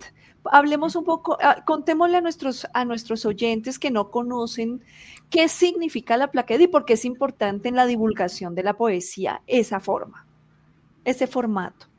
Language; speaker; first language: Spanish; native; Spanish